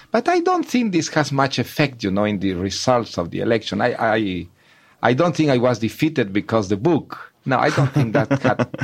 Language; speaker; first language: English; non-native, fluent; Spanish